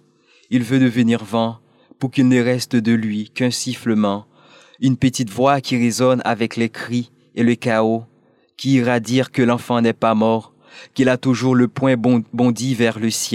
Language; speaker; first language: French; non-native, local second language; Haitian Creole